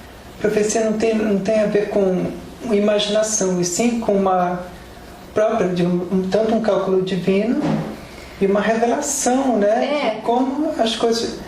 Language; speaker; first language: Portuguese; native; Portuguese